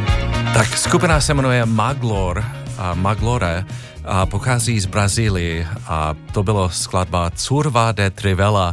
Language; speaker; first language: Czech; non-native, fluent; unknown